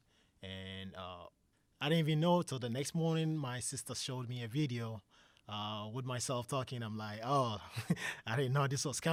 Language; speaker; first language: English; non-native, local second language; Akan